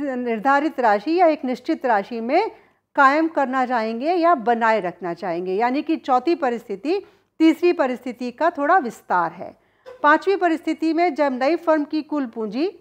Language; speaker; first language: Hindi; native; Hindi